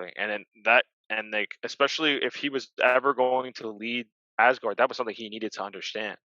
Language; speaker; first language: English; native; English